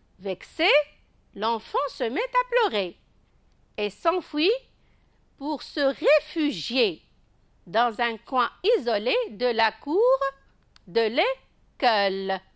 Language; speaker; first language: French; non-native, local second language; Arabic